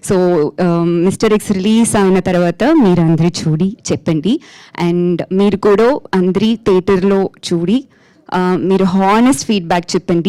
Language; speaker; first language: Telugu; non-native, fluent; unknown